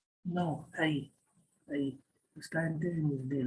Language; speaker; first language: Spanish; non-native, fluent; Arabic